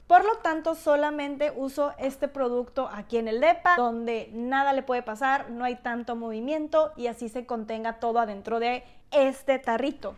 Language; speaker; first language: Spanish; native; Spanish